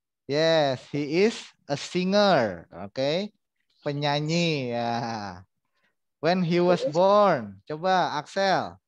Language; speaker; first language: English; non-native, fluent; Indonesian